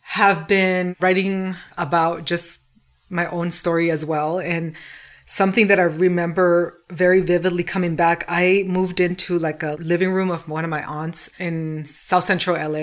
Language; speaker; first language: English; early bilingual, other home language; Spanish